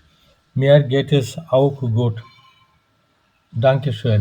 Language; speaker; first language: German; non-native, fluent; Bangla